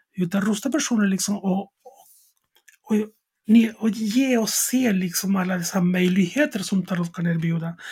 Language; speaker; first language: Swedish; non-native, fluent; Spanish